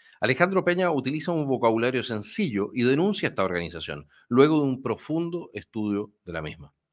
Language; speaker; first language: Spanish; native; Spanish